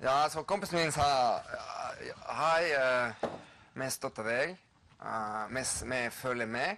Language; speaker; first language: Norwegian; non-native, fluent; Spanish